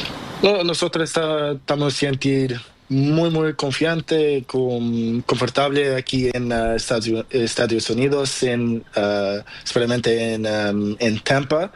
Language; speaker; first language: Spanish; non-native, learner; Portuguese